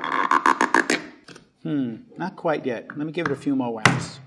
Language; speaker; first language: English; native; English